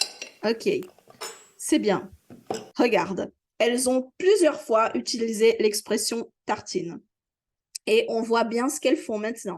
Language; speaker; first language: French; non-native, fluent; Portuguese